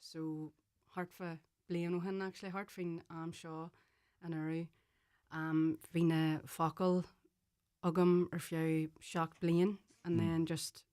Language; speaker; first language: Irish; non-native, local second language; English